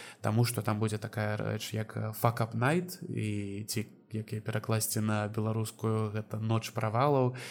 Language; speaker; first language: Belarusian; non-native, local second language; Russian